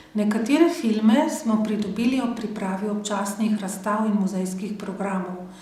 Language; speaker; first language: Slovenian; native; Slovenian